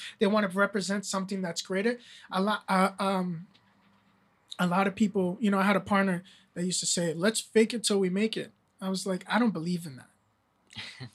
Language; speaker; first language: English; early bilingual, other home language; Spanish